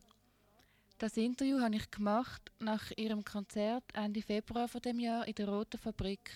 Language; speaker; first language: German; native; German